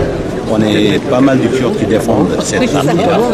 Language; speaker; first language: French; non-native, learner; Kurdish